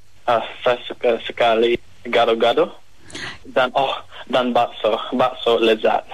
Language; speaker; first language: Indonesian; non-native, learner; English